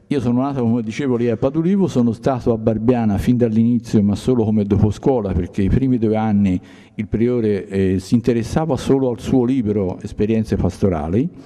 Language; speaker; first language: Italian; native; Italian